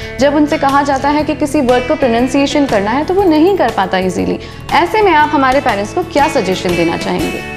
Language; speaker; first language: Hindi; native; Hindi